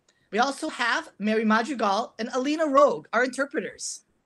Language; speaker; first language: English; native; English